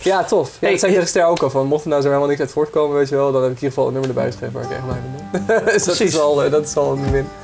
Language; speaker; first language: Dutch; native; Dutch